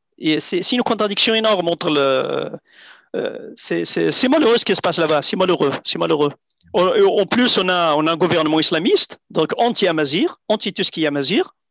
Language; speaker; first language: French; non-native, local second language; Central Atlas Tamazight